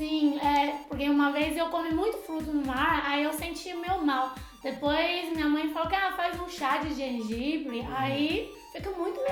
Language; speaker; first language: Portuguese; non-native, fluent; Chinese